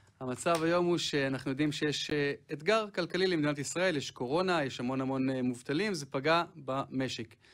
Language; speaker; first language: Hebrew; native; Hebrew